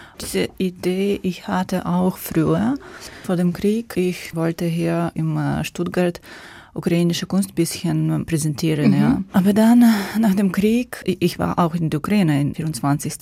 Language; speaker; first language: German; non-native, learner; Ukrainian